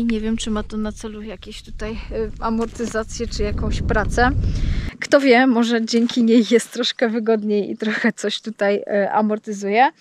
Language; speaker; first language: Polish; native; Polish